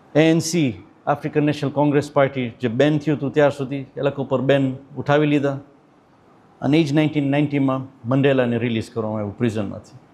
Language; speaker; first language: Gujarati; early bilingual, heritage; Gujarati